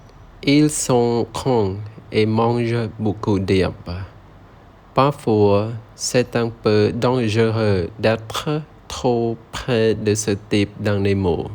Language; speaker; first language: French; non-native, learner; Khmer